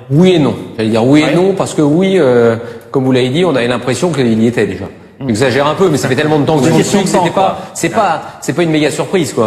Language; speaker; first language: French; native; French